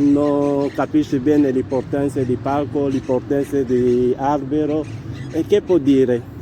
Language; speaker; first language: Italian; non-native, learner; Lingala